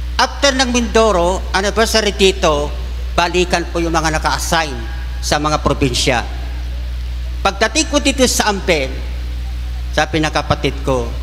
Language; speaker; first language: Filipino; non-native, local second language; Bikol